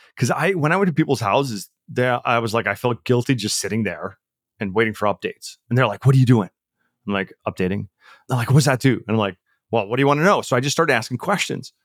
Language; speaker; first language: English; early bilingual, other home language; Czech